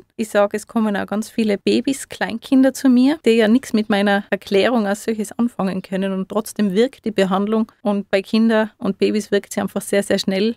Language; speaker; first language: German; native; German